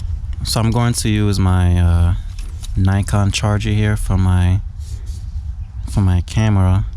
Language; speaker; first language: English; native; English